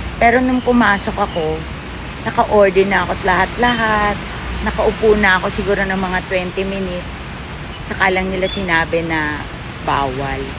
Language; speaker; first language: Filipino; native; Filipino